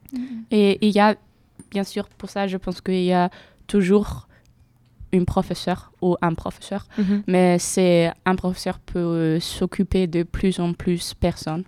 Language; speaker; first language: French; non-native, learner; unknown